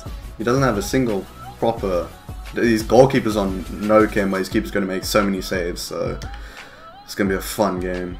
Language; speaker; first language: English; native; English